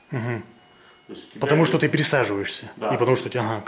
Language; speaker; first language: Russian; native; Russian